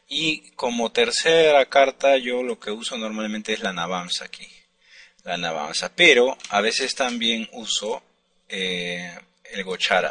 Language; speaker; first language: Spanish; native; Spanish